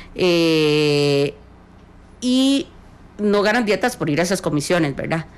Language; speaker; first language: Spanish; native; Spanish